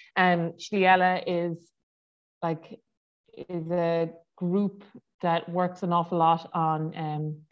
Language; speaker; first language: English; native; English